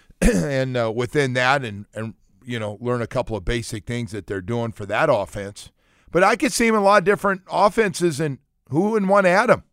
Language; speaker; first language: English; native; English